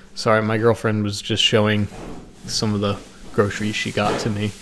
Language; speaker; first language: English; native; English